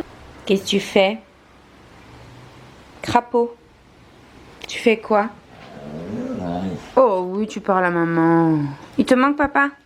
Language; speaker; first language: French; native; French